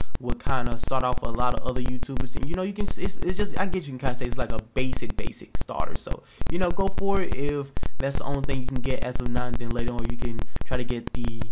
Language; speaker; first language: English; native; English